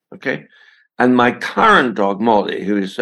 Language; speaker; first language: English; native; English